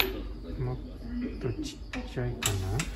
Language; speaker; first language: Japanese; native; Japanese